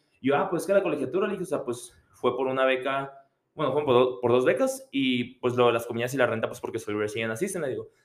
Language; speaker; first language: Spanish; native; Spanish